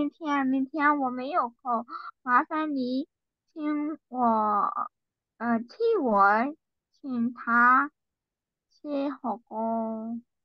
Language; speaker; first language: Chinese; non-native, learner; Thai